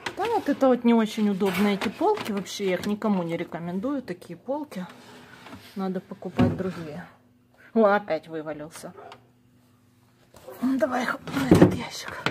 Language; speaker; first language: Russian; native; Russian